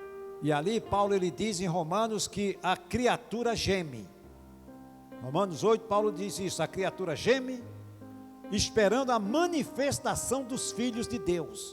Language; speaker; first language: Portuguese; native; Portuguese